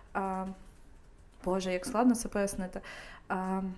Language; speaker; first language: Ukrainian; non-native, local second language; Russian